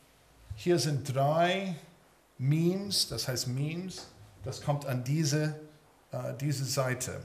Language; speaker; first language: German; early bilingual, heritage; English